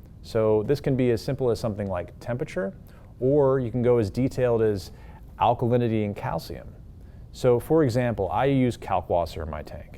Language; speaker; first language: English; native; English